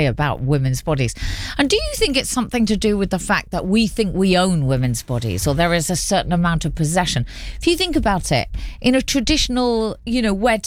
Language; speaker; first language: English; native; English